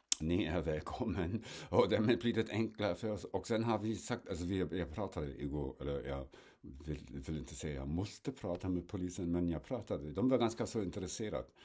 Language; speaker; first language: Swedish; non-native, fluent; German